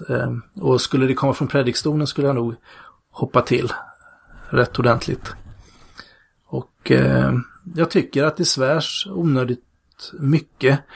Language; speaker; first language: Swedish; native; Swedish